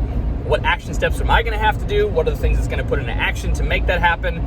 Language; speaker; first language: English; native; English